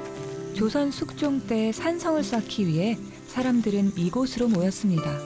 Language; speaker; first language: Korean; native; Korean